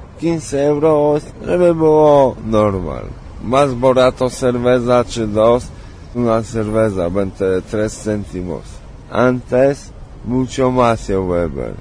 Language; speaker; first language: Spanish; non-native, learner; Polish